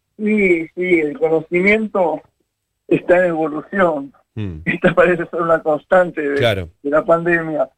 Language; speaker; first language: Spanish; native; Spanish